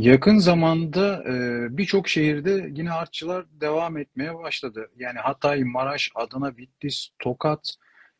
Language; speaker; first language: Turkish; native; Turkish